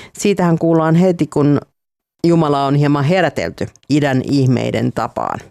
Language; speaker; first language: Finnish; native; Finnish